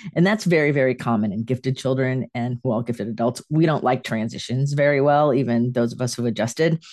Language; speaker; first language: English; native; English